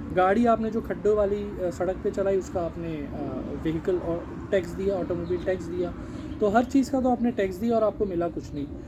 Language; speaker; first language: Urdu; native; Urdu